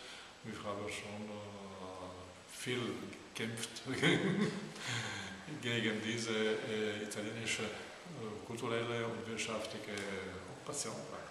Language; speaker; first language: German; non-native, learner; Italian